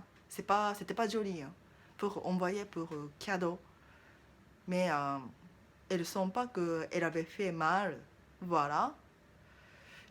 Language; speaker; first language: French; non-native, learner; Japanese